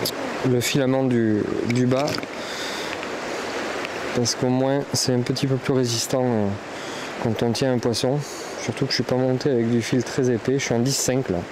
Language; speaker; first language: French; native; French